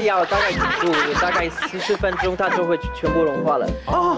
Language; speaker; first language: Chinese; non-native, fluent; Polish